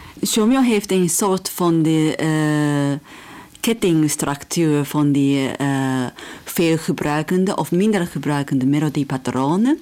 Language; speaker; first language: Dutch; non-native, fluent; Japanese